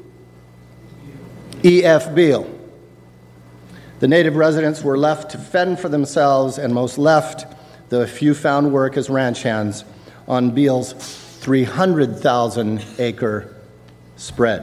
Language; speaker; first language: English; native; English